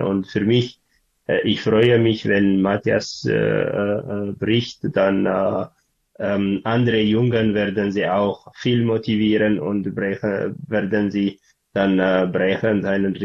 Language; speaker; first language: German; non-native, learner; Tigrinya